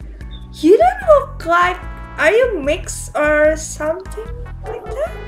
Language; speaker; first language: English; non-native, learner; Indonesian